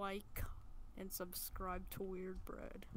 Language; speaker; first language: English; native; English